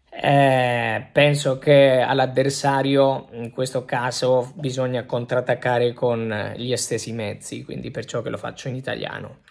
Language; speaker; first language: Italian; non-native, fluent; Spanish